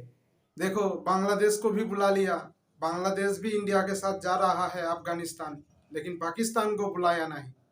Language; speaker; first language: Hindi; non-native, local second language; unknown